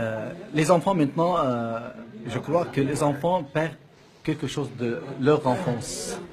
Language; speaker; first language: French; non-native, fluent; Arabic